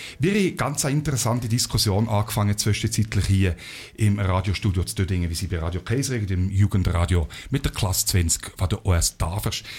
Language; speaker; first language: German; native; German